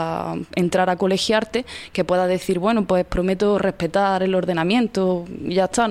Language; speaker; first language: Spanish; native; Spanish